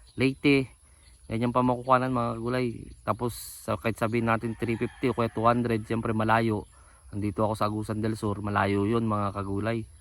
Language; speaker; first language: Filipino; non-native, local second language; Cebuano